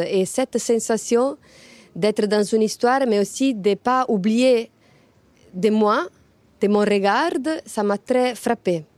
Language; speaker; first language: French; non-native, fluent; Italian